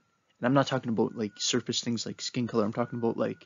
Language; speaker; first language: English; native; English